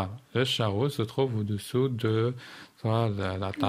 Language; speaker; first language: French; non-native, local second language; Arabic